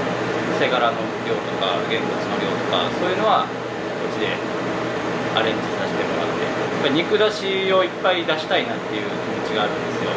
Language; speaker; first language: Japanese; native; Japanese